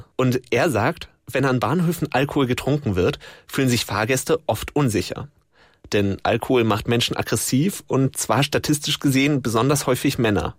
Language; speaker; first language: German; native; German